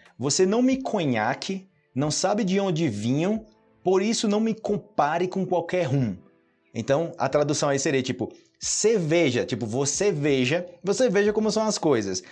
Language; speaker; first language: Portuguese; native; Portuguese